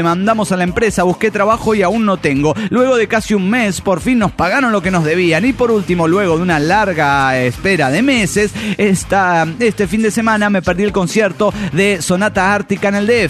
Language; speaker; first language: Spanish; native; Spanish